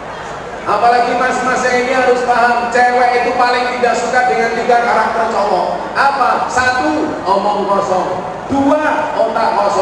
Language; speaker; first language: Indonesian; non-native, local second language; Javanese